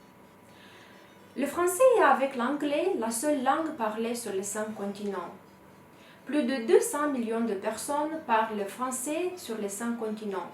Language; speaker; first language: French; non-native, fluent; Romanian